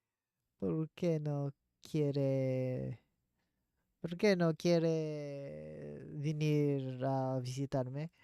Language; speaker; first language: Spanish; non-native, learner; English